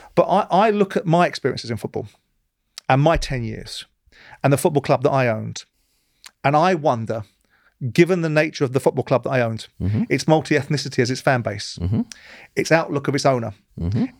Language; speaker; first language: English; native; English